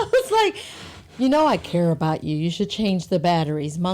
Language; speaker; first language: English; native; English